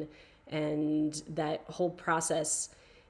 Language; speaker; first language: English; native; English